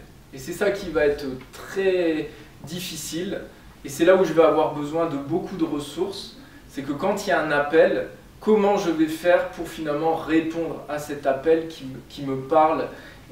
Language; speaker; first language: French; native; French